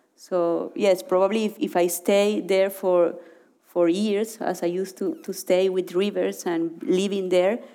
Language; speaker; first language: English; non-native, learner; Spanish